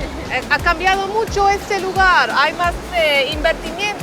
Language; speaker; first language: Spanish; non-native, fluent; English